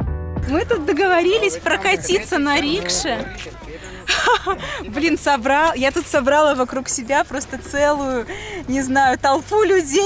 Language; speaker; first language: Russian; native; Russian